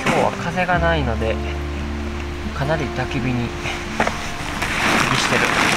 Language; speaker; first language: Japanese; native; Japanese